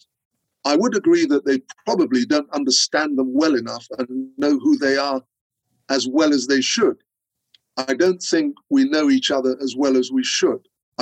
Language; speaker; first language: English; non-native, local second language; Akan